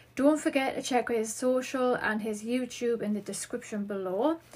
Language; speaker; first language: English; native; English